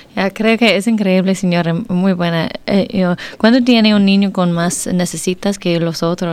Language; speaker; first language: Spanish; non-native, learner; English